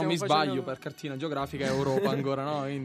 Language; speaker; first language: Italian; native; Italian